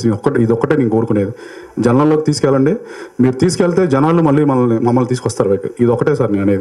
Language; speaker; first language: Telugu; native; Telugu